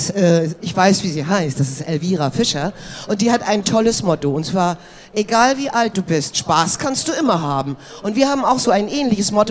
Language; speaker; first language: German; native; German